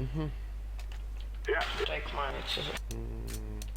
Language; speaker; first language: English; non-native, learner; Polish